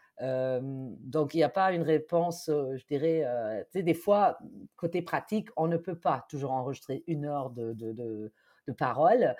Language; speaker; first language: French; non-native, fluent; German